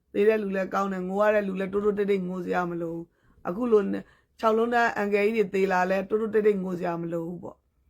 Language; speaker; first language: Burmese; native; Burmese